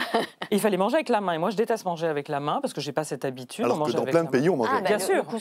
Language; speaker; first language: French; native; French